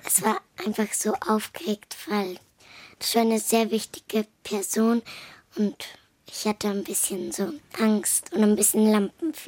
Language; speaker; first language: German; early bilingual, other home language; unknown